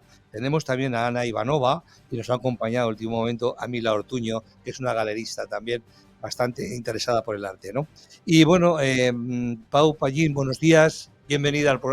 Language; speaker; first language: Spanish; native; Spanish